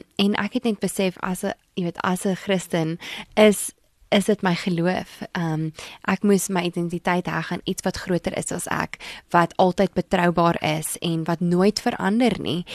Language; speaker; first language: Afrikaans; native; Afrikaans